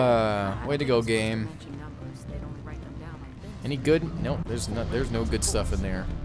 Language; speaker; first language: English; native; English